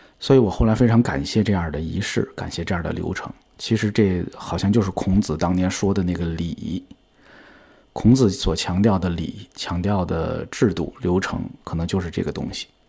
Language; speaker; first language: Chinese; native; Chinese